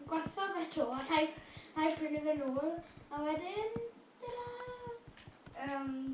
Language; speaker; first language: Welsh; native; Welsh